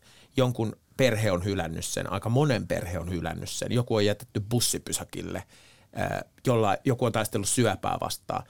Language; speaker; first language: Finnish; native; Finnish